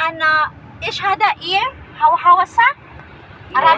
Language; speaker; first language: Arabic; non-native, learner; Cebuano